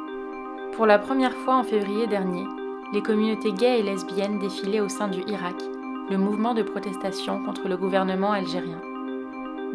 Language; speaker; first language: French; native; French